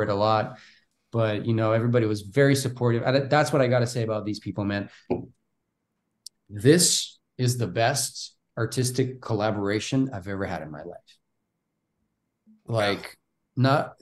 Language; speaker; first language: English; non-native, fluent; Bulgarian